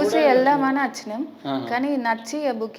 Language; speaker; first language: Telugu; native; Telugu